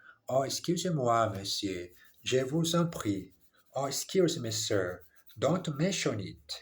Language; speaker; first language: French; non-native, learner; English